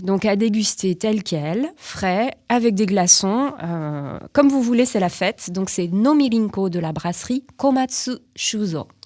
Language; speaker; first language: French; native; French